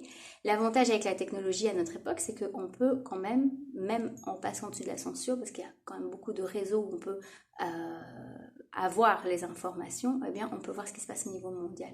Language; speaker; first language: French; native; French